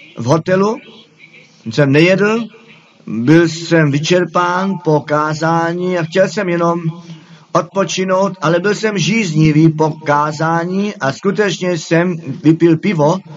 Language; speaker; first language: Czech; non-native, fluent; German